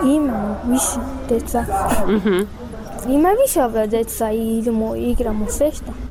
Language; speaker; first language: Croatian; non-native, learner; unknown